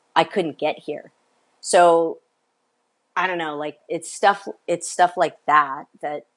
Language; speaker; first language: English; native; English